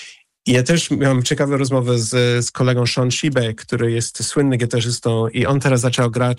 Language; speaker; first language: Polish; early bilingual, heritage; English